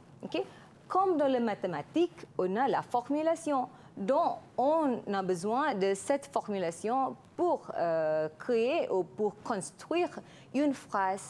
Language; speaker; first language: French; non-native, fluent; Malay